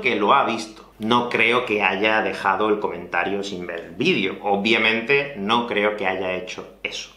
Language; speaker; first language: Spanish; native; Spanish